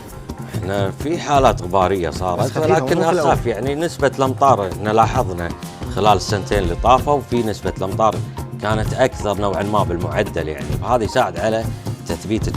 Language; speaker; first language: Arabic; native; Arabic